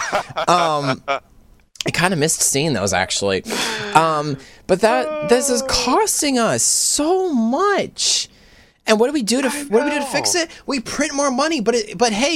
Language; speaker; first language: English; native; English